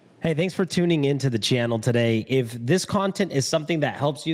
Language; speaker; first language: English; native; English